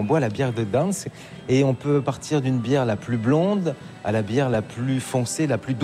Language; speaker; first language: French; native; French